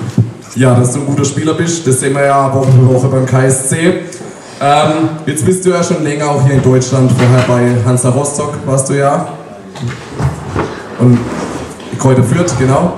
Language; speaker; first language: German; native; German